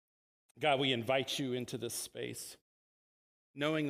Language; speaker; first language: English; native; English